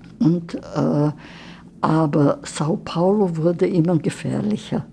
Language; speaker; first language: German; early bilingual, heritage; German